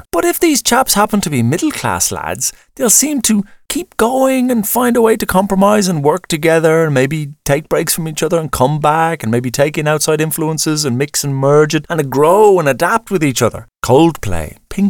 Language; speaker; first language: English; native; English